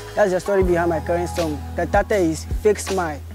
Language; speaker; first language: English; non-native, fluent; French